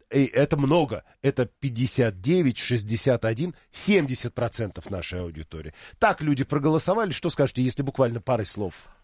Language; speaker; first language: Russian; native; Russian